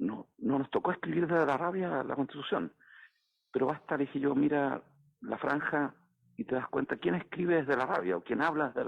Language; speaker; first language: Spanish; native; Spanish